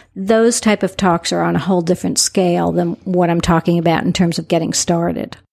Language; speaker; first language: English; native; English